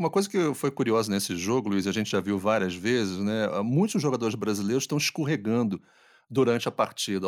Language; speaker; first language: Portuguese; native; Portuguese